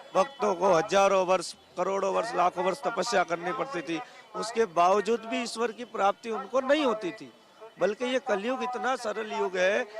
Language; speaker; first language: Hindi; non-native, local second language; Gujarati